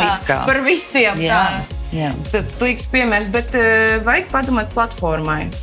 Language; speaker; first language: Latvian; non-native, local second language; Russian